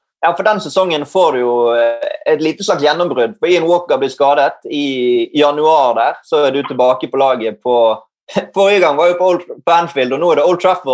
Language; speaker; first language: Norwegian; native; Norwegian